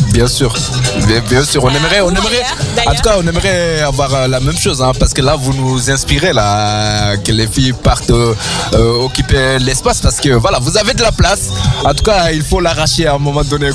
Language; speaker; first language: French; native; French